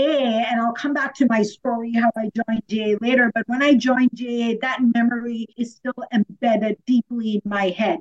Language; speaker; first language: English; non-native, local second language; Sinhala